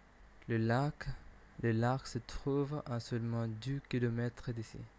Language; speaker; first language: French; non-native, learner; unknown